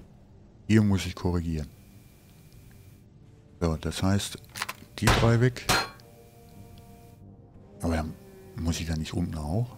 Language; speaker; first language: German; native; German